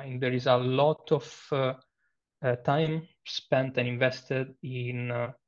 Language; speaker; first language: English; non-native, fluent; Italian